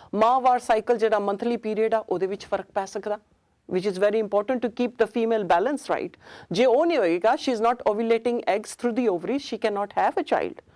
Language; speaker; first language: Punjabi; early bilingual, heritage; Punjabi